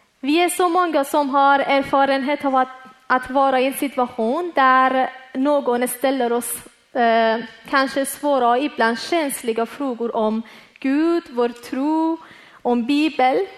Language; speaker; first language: Swedish; early bilingual, other home language; Persian